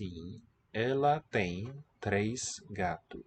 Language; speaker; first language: Portuguese; non-native, learner; English